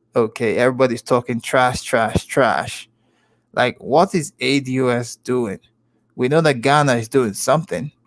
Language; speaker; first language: English; non-native, local second language; Igbo